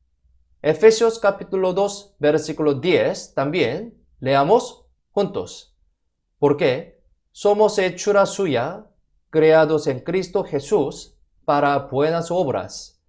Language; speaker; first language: Spanish; non-native, fluent; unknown